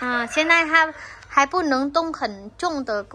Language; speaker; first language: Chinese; non-native, learner; Vietnamese